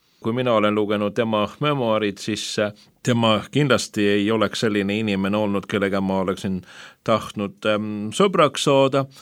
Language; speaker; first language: Estonian; non-native, fluent; Swedish